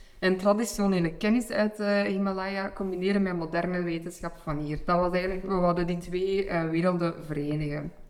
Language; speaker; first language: Dutch; native; Dutch